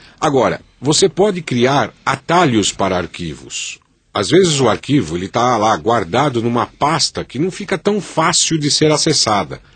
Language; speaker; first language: Portuguese; native; Portuguese